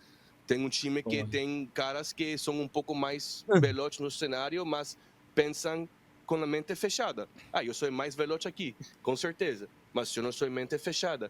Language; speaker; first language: Portuguese; non-native, fluent; Spanish